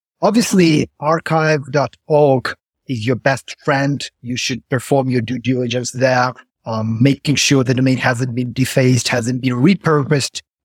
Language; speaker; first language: English; non-native, fluent; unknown